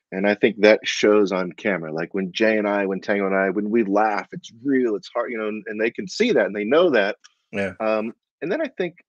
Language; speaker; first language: English; native; English